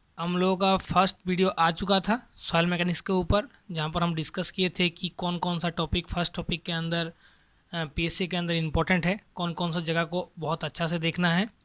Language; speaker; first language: Hindi; non-native, local second language; Bangla